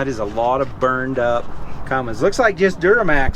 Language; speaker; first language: English; native; English